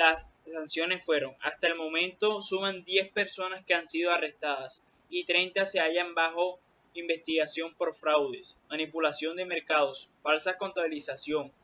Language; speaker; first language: Spanish; native; Spanish